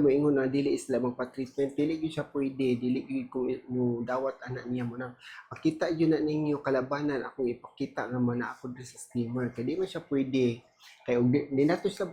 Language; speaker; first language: Cebuano; native; Cebuano